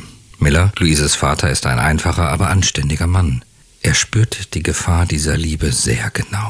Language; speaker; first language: German; native; German